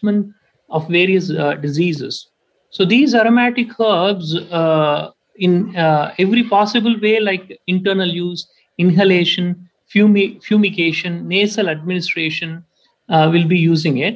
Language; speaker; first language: English; non-native, local second language; Tamil